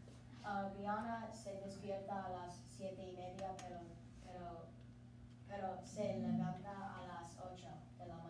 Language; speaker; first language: Spanish; non-native, learner; English